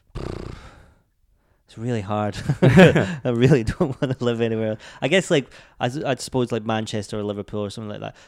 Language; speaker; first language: English; native; English